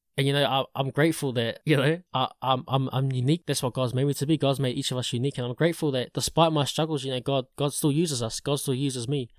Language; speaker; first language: English; native; English